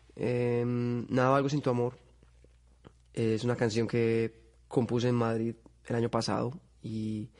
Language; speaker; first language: Spanish; native; Spanish